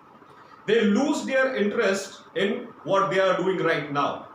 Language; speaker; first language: English; non-native, local second language; Hindi